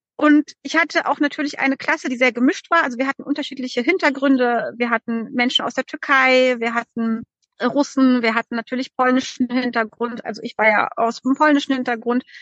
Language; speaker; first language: German; early bilingual, other home language; Polish